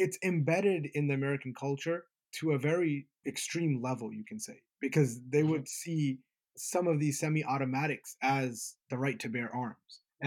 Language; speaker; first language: English; native; English